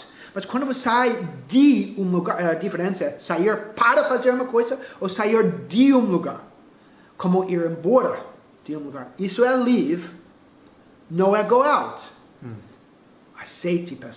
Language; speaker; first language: Portuguese; non-native, fluent; English